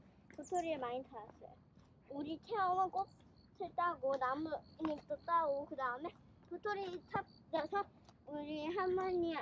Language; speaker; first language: Korean; early bilingual, heritage; Korean